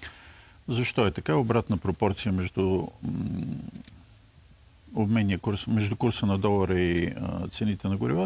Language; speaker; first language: Bulgarian; native; Bulgarian